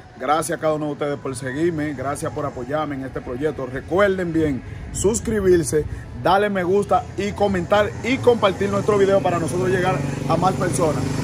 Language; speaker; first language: Spanish; native; Spanish